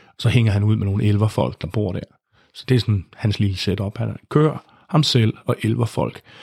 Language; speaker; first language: Danish; native; Danish